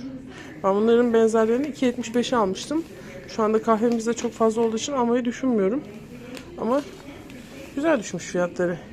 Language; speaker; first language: Turkish; native; Turkish